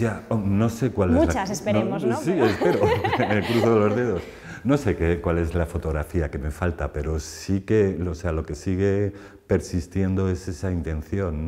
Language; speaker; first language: Spanish; native; Spanish